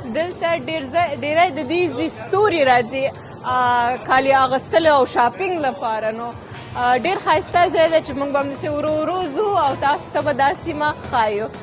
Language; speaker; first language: Pashto; early bilingual, heritage; Pashto